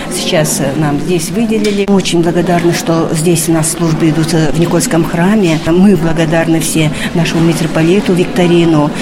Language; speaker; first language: Russian; non-native, local second language; Udmurt